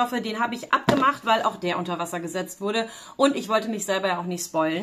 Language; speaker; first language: German; native; German